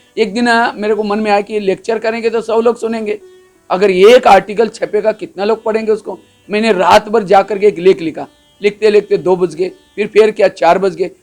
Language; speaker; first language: Hindi; non-native, local second language; Marathi